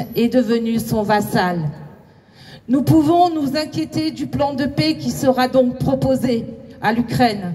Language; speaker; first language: French; native; French